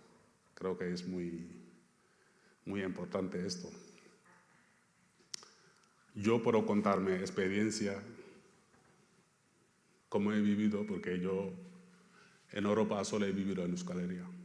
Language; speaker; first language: Spanish; non-native, fluent; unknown